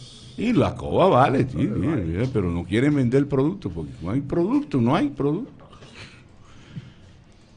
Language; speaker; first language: Spanish; native; Spanish